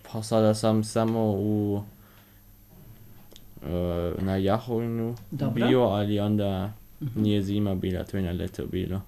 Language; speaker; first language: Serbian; early bilingual, heritage; Serbian